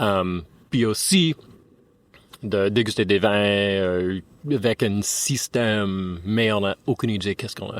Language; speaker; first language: French; non-native, fluent; English